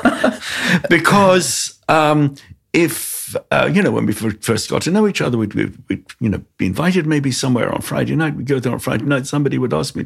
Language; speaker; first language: English; native; English